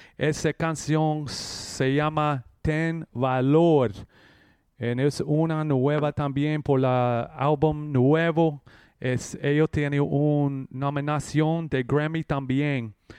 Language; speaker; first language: Spanish; non-native, learner; English